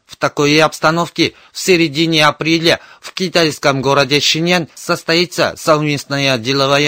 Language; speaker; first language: Russian; non-native, fluent; Korean